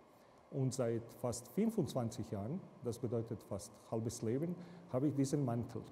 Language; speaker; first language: German; non-native, fluent; Serbian